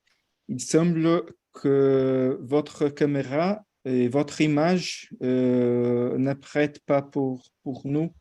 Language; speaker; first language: French; non-native, fluent; Portuguese